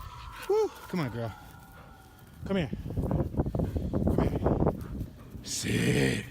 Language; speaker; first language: English; native; English